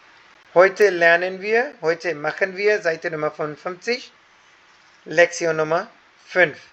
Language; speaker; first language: German; non-native, fluent; Hindi